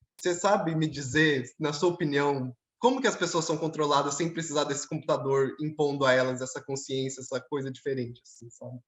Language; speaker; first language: Portuguese; early bilingual, heritage; Portuguese